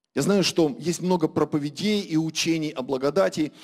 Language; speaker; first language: Russian; native; Russian